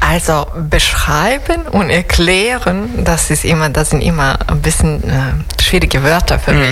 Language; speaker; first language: German; non-native, fluent; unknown